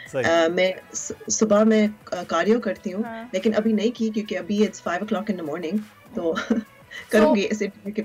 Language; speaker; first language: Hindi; early bilingual, heritage; Urdu